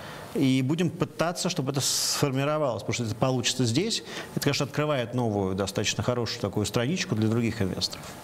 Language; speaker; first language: Russian; native; Russian